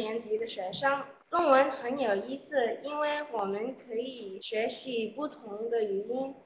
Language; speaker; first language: Chinese; non-native, learner; English